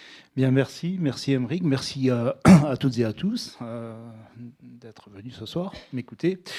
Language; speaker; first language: French; native; French